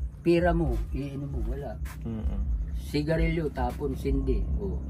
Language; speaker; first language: Filipino; native; Filipino